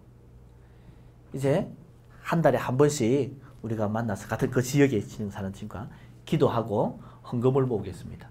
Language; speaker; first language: Korean; native; Korean